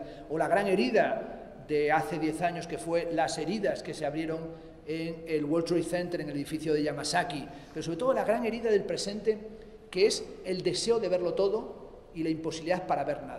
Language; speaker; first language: Spanish; native; Spanish